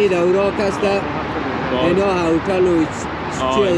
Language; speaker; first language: Persian; native; Persian